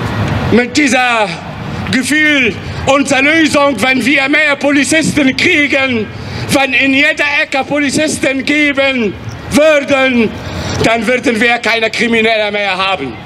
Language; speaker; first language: German; non-native, fluent; Arabic